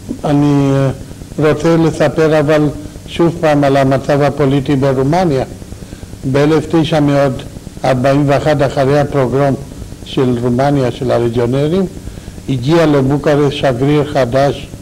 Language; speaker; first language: Hebrew; non-native, fluent; Romanian